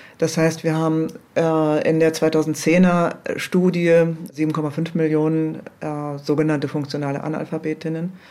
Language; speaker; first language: German; native; German